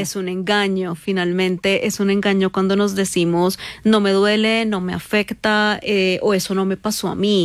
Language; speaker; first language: Spanish; native; Spanish